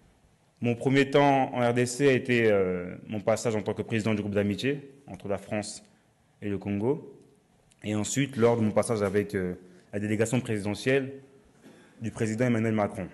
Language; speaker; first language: French; native; French